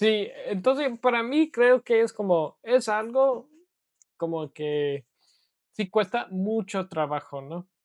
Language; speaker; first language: Spanish; non-native, learner; English